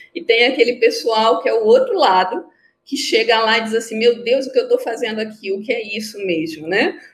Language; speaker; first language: Portuguese; native; Portuguese